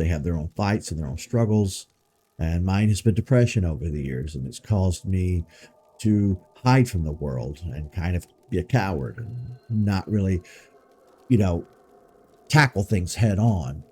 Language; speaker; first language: English; native; English